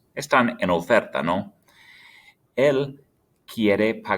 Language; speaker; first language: Spanish; non-native, fluent; English